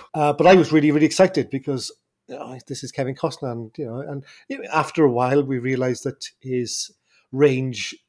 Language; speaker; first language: English; native; English